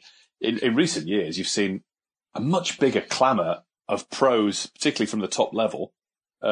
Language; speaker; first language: English; native; English